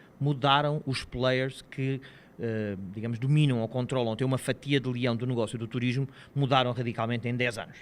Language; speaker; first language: Portuguese; native; Portuguese